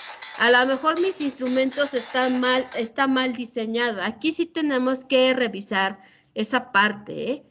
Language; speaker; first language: Spanish; native; Spanish